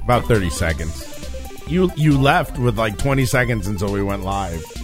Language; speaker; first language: English; native; English